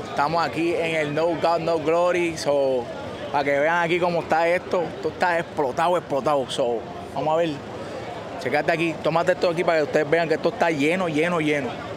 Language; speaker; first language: Spanish; native; Spanish